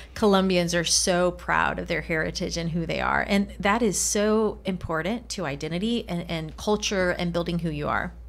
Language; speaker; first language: English; non-native, fluent; Spanish